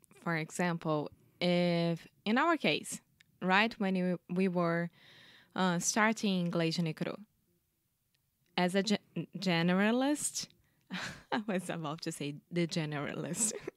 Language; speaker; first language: English; non-native, fluent; Portuguese